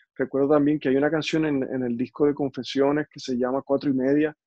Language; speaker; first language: Spanish; native; Spanish